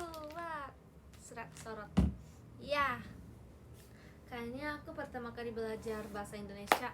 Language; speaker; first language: Indonesian; native; Indonesian